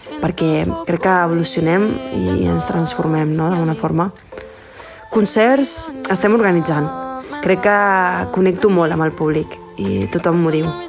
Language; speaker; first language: Catalan; early bilingual, other home language; Spanish